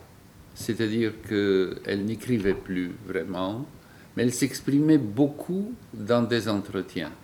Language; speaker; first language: French; non-native, fluent; Bulgarian